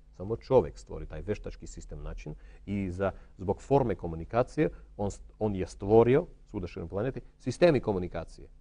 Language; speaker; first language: Croatian; non-native, fluent; Armenian